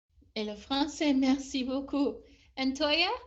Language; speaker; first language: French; non-native, fluent; English